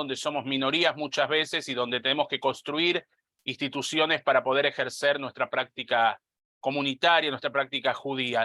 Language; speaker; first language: Spanish; native; Spanish